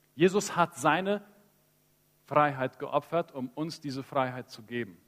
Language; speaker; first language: German; early bilingual, heritage; Spanish